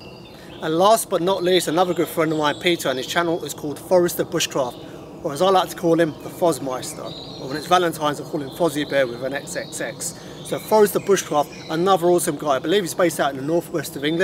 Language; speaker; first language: English; native; English